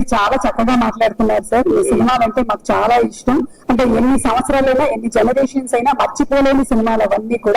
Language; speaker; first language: Telugu; native; Telugu